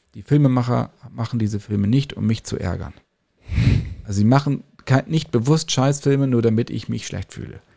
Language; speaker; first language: German; native; German